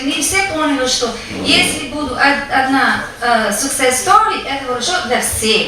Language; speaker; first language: Russian; non-native, fluent; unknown